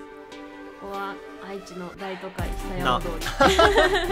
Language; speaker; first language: Japanese; native; Japanese